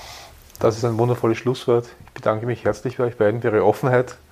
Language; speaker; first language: German; native; German